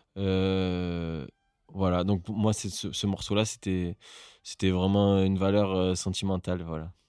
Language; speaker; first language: French; native; French